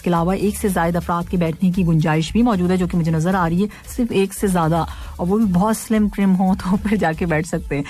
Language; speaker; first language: Urdu; native; Urdu